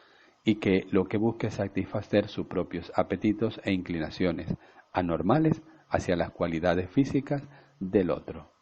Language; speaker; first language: Spanish; native; Spanish